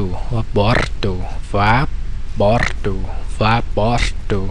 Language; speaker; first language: Swedish; non-native, learner; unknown